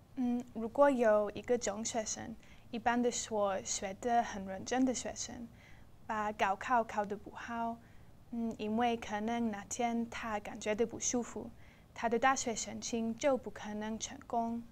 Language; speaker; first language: Chinese; non-native, learner; English